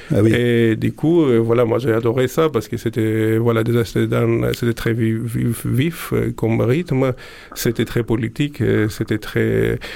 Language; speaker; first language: French; non-native, fluent; Greek